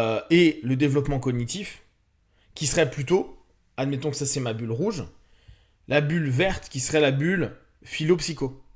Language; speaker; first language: French; native; French